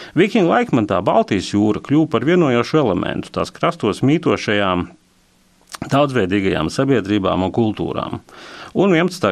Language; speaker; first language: Latvian; native; Latvian